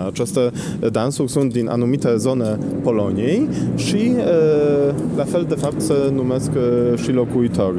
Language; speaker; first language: Romanian; non-native, fluent; Polish